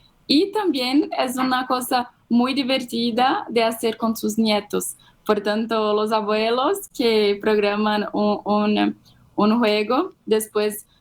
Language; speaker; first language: Spanish; non-native, fluent; Portuguese